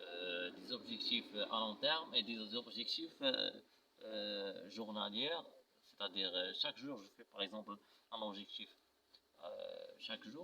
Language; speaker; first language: French; non-native, local second language; Arabic